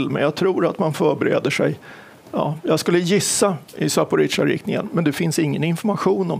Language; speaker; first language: Swedish; native; Swedish